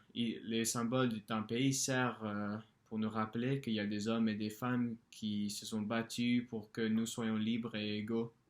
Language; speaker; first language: French; non-native, fluent; English